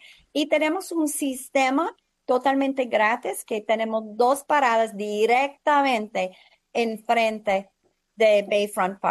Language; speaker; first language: Spanish; non-native, fluent; English